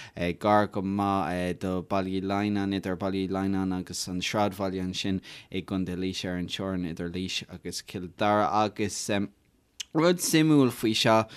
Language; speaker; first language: Irish; native; Irish